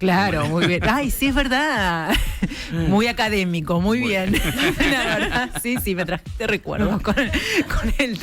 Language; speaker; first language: Spanish; native; Spanish